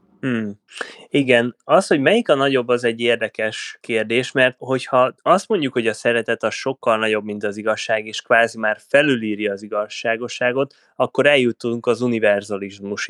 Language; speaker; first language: Hungarian; native; Hungarian